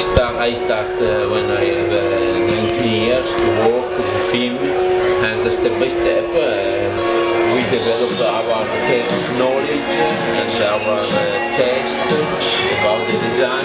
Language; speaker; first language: English; non-native, learner; Italian